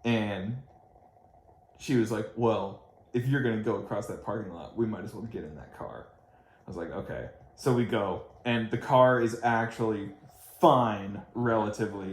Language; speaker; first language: English; native; English